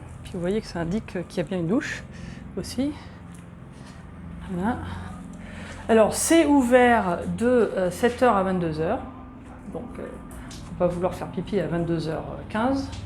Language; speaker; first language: French; native; French